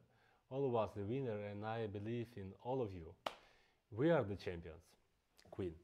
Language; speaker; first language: English; non-native, fluent; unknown